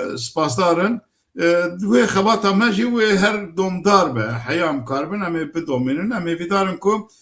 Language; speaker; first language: Kurdish; native; Kurdish